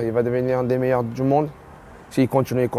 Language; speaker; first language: French; non-native, fluent; Portuguese